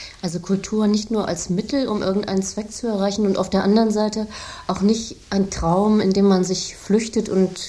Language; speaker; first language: German; native; German